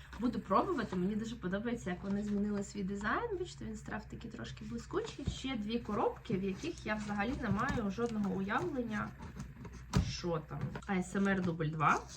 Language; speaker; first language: Ukrainian; native; Ukrainian